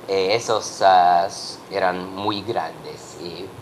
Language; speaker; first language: Spanish; non-native, learner; English